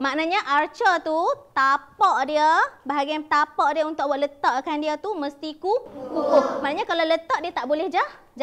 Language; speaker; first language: Malay; native; Malay